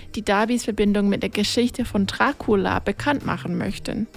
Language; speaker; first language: German; non-native, fluent; English